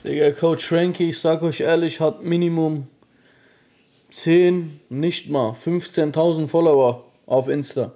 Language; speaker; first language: German; native; German